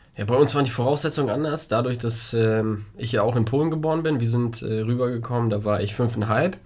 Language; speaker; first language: German; early bilingual, other home language; Polish